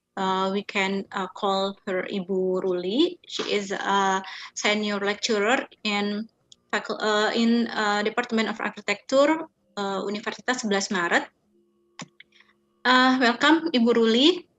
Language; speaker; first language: English; non-native, fluent; Indonesian